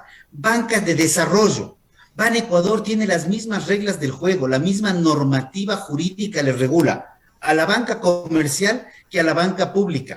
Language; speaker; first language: Spanish; native; Spanish